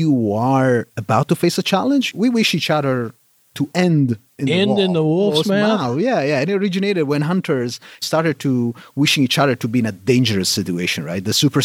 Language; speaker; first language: English; non-native, fluent; Italian